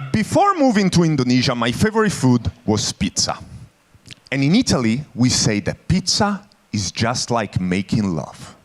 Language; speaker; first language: English; non-native, fluent; Italian